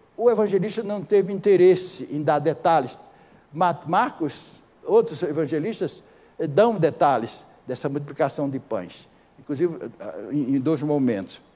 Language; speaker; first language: Portuguese; native; Portuguese